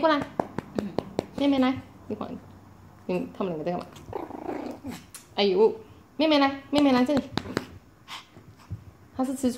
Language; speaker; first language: Chinese; native; Chinese